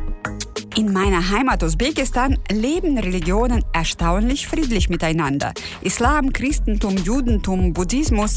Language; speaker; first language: German; non-native, fluent; Uzbek